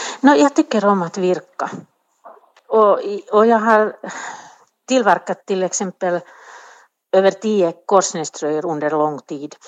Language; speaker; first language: Swedish; non-native, local second language; Finnish